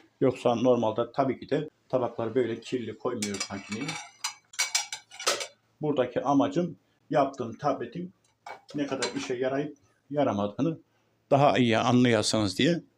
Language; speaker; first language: Turkish; native; Turkish